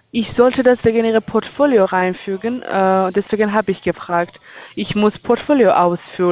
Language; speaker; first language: German; non-native, learner; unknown